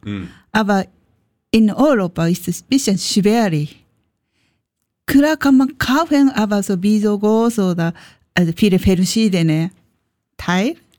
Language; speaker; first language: German; non-native, learner; Japanese